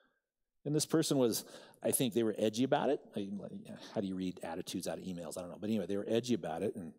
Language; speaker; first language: English; native; English